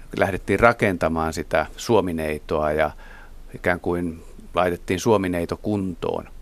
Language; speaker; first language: Finnish; native; Finnish